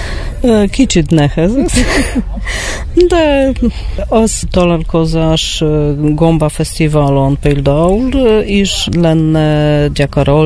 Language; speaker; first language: Hungarian; non-native, learner; Polish